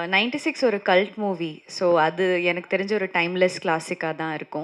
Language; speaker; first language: Tamil; non-native, local second language; Malayalam